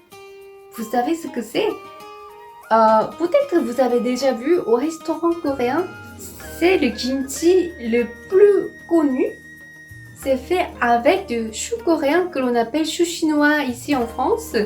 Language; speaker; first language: French; non-native, fluent; Korean